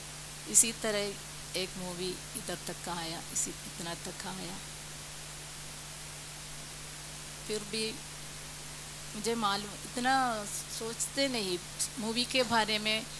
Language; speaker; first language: Hindi; non-native, local second language; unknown